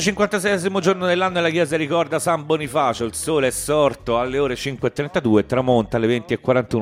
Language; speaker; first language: Italian; native; Italian